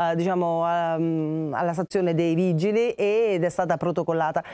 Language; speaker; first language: Italian; native; Italian